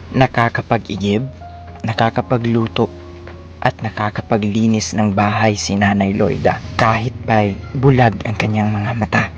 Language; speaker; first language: Filipino; non-native, local second language; Cebuano